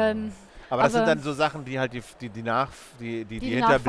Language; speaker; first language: German; native; German